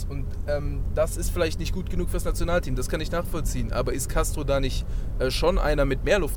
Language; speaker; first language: German; native; German